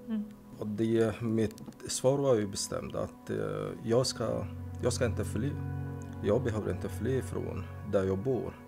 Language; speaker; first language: Swedish; non-native, fluent; Somali